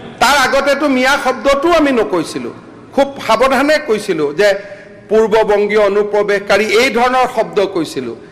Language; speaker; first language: Assamese; native; Assamese